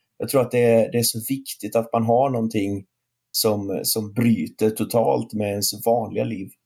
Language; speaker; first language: Swedish; native; Swedish